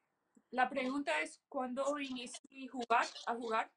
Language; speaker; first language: Spanish; early bilingual, heritage; English